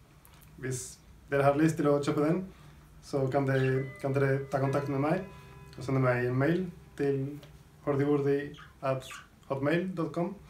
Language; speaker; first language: Norwegian; non-native, fluent; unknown